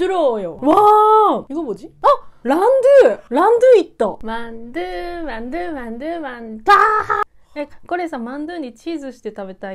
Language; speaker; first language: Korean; non-native, learner; Japanese